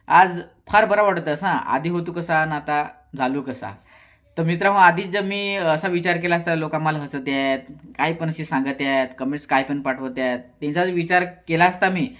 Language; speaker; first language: Marathi; non-native, local second language; Kukna